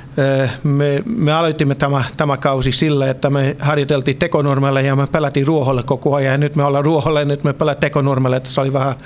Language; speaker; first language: Finnish; non-native, fluent; English